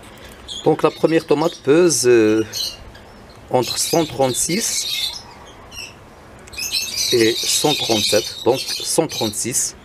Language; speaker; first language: French; non-native, local second language; Arabic